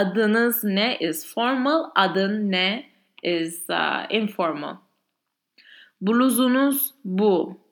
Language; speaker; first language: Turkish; non-native, learner; English